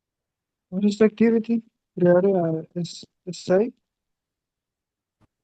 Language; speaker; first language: English; non-native, learner; Spanish